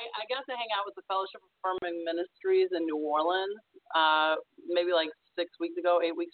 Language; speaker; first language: English; native; English